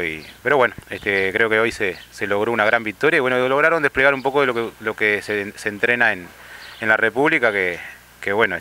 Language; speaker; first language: Spanish; native; Spanish